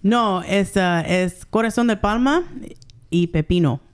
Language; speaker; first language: Spanish; early bilingual, heritage; Spanish